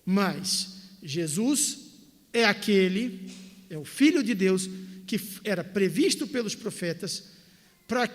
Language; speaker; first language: Portuguese; native; Portuguese